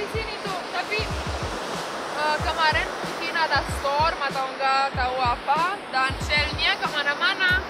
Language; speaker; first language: Indonesian; non-native, fluent; Romanian